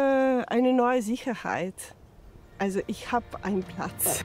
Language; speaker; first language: German; non-native, fluent; Slovenian